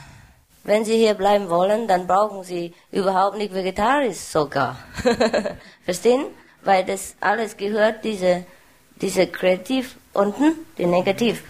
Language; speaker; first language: German; non-native, learner; Vietnamese